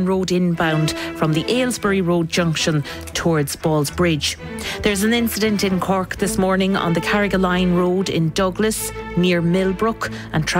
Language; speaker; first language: English; native; English